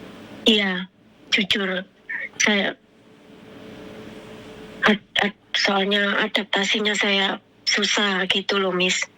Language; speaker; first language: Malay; non-native, local second language; Javanese